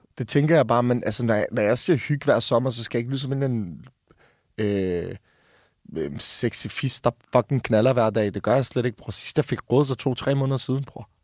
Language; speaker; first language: Danish; early bilingual, other home language; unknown